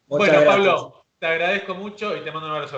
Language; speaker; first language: Spanish; native; Spanish